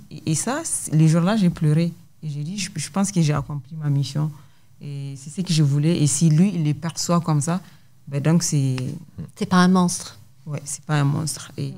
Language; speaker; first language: French; non-native, local second language; Hausa